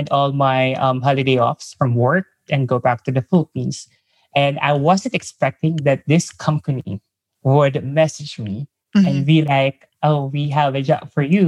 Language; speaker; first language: English; non-native, local second language; Filipino